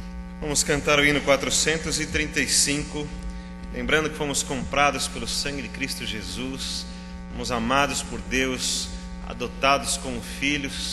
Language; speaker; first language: Portuguese; native; Portuguese